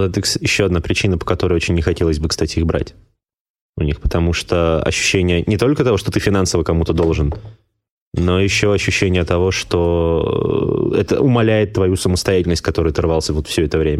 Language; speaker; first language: Russian; native; Russian